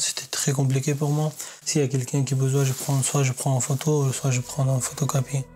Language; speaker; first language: French; non-native, learner; Persian